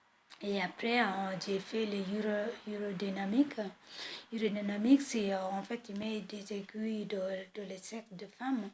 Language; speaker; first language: French; non-native, fluent; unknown